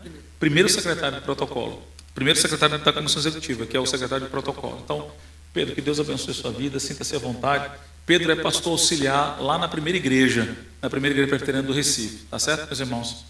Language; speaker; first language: Portuguese; native; Portuguese